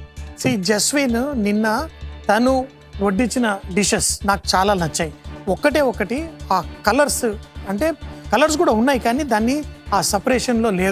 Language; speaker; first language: Telugu; native; Telugu